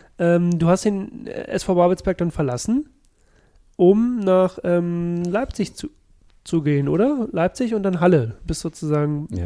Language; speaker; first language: German; native; German